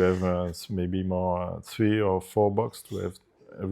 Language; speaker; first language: English; non-native, fluent; Italian